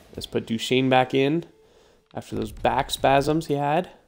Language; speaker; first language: English; native; English